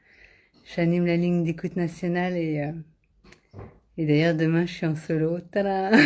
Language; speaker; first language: French; native; French